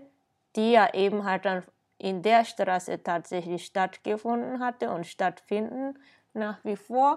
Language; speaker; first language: German; non-native, fluent; Japanese